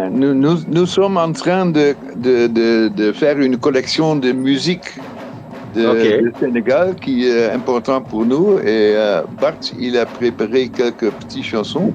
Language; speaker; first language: French; non-native, fluent; Dutch